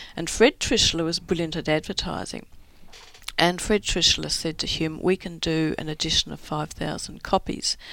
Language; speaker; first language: English; native; English